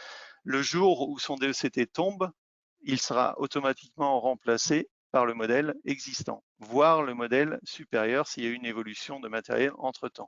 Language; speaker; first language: French; native; French